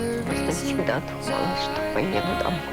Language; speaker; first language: Russian; native; Russian